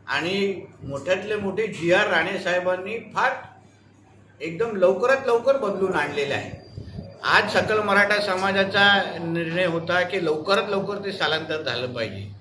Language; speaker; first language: Marathi; native; Marathi